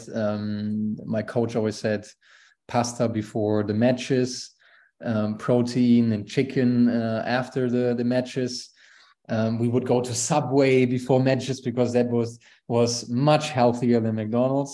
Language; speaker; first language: English; non-native, fluent; German